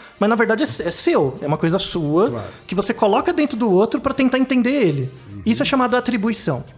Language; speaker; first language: Portuguese; native; Portuguese